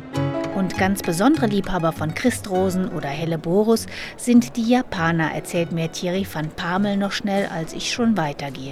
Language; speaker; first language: German; native; German